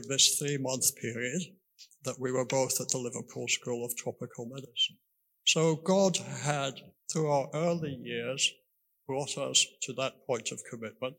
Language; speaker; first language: English; native; English